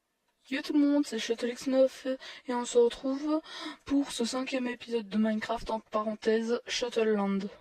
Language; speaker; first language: French; native; French